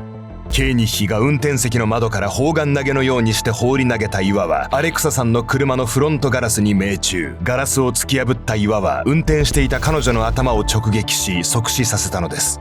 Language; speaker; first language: Japanese; native; Japanese